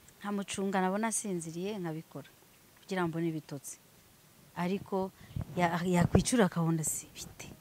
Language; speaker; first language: Kinyarwanda; early bilingual, heritage; Swahili